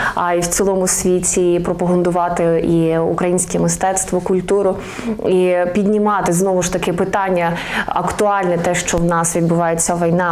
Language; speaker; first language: Ukrainian; native; Ukrainian